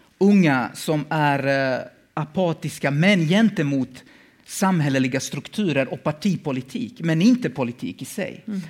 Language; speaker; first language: Swedish; early bilingual, other home language; Bosnian